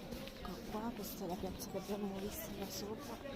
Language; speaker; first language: Italian; native; Italian